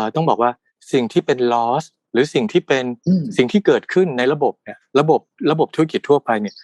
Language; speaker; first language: Thai; native; Thai